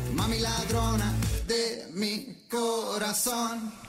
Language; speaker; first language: Spanish; native; Spanish